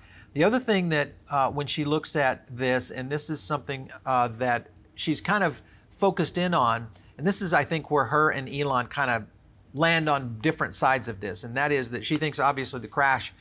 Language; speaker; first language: English; native; English